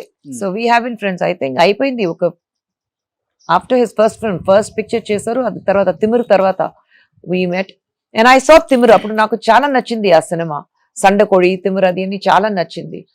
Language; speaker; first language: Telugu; non-native, fluent; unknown